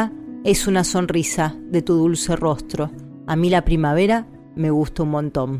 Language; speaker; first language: Spanish; native; Spanish